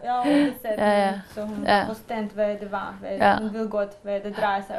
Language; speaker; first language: Danish; non-native, learner; Russian